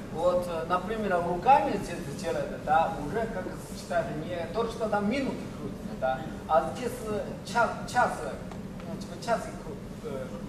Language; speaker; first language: Russian; non-native, learner; Chinese